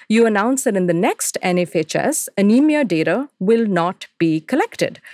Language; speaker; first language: English; non-native, local second language; Hindi